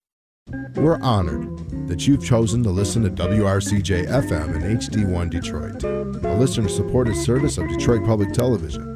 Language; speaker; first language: English; native; English